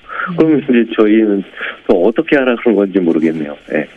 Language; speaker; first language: Korean; native; Korean